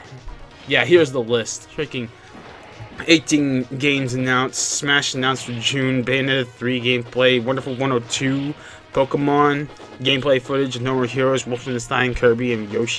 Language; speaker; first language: English; native; English